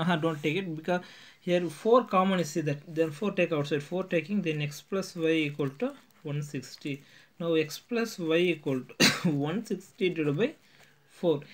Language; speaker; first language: English; non-native, local second language; Tamil